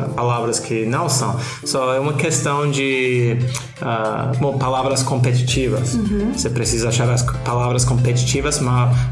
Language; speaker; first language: Portuguese; non-native, fluent; English